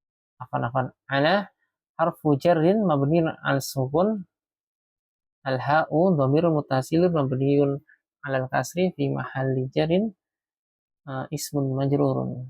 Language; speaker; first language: Arabic; non-native, fluent; Indonesian